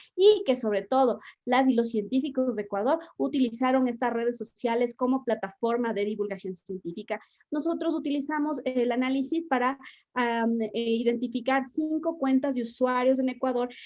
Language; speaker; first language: Spanish; native; Spanish